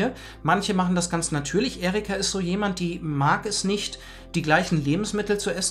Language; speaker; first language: German; native; German